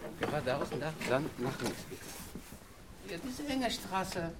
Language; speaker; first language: German; non-native, learner; Tajik